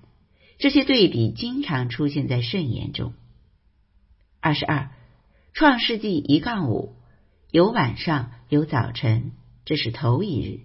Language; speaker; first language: Chinese; native; Chinese